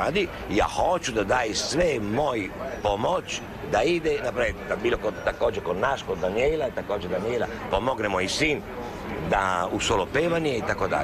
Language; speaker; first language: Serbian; non-native, learner; Italian